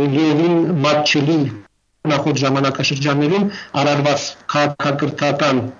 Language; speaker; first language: Armenian; non-native, fluent; Russian